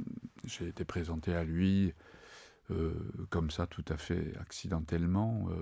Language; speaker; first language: French; non-native, fluent; Japanese